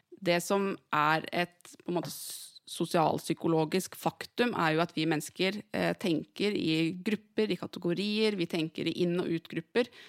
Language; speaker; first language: Norwegian; native; Norwegian